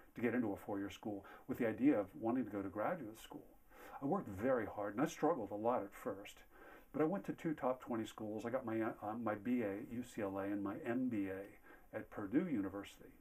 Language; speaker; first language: English; native; English